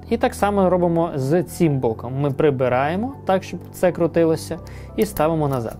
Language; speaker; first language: Ukrainian; non-native, local second language; Russian